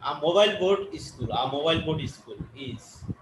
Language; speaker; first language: English; non-native, local second language; Bangla